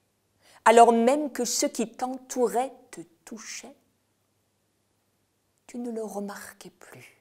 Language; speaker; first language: French; native; French